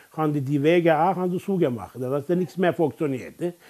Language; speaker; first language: German; non-native, learner; Turkish